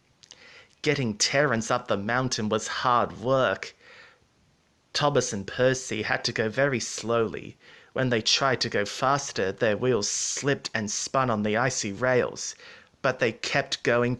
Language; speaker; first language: English; native; English